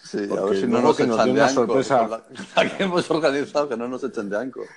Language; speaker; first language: Spanish; native; Spanish